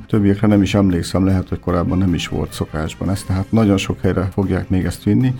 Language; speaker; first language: Hungarian; native; Hungarian